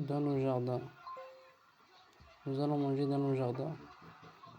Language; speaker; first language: French; non-native, learner; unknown